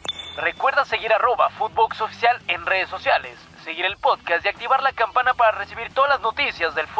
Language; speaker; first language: Spanish; native; Spanish